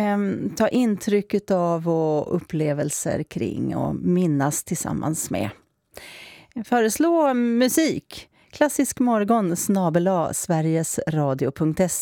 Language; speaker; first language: Swedish; native; Swedish